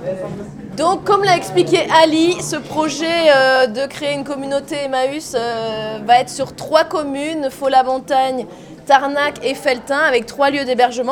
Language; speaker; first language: French; native; French